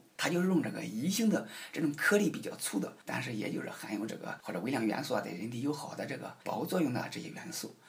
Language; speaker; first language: Chinese; native; Chinese